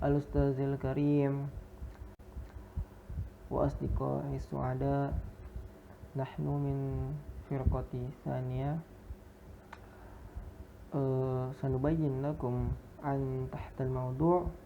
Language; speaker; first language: Arabic; non-native, learner; Indonesian